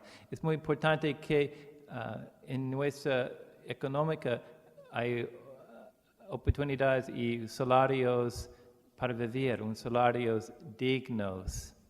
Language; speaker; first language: Spanish; non-native, learner; English